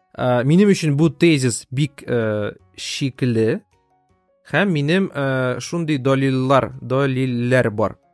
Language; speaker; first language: Russian; native; Russian